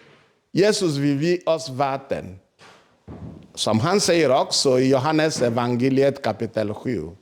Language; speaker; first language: Swedish; non-native, fluent; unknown